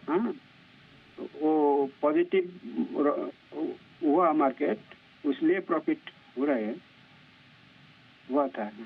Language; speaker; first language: Hindi; non-native, local second language; Bangla